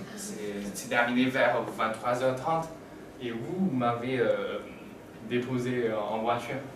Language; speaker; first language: French; non-native, fluent; Chinese